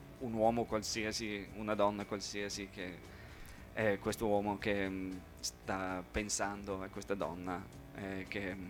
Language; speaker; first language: Italian; non-native, fluent; English